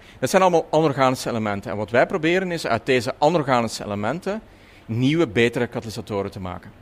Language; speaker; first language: Dutch; native; Dutch